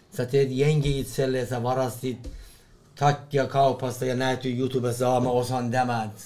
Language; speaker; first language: Finnish; non-native, learner; Persian